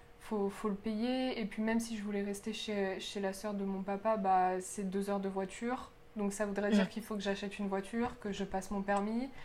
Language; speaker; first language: French; early bilingual, other home language; Polish